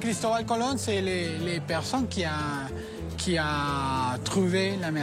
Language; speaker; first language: French; non-native, learner; Spanish